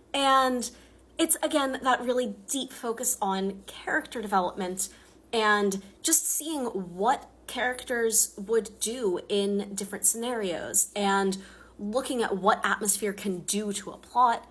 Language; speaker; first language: English; native; English